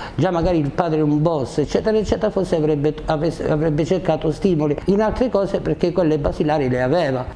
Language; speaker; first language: Italian; native; Italian